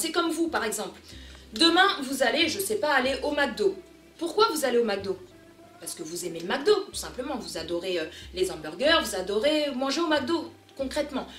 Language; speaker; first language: French; early bilingual, other home language; Portuguese